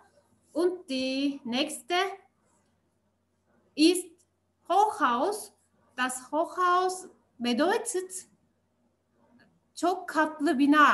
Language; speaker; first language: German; non-native, learner; Turkish